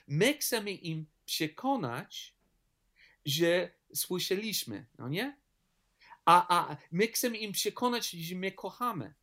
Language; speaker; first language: Polish; non-native, learner; English